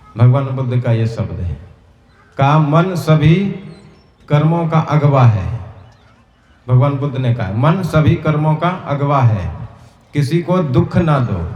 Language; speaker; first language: Hindi; native; Hindi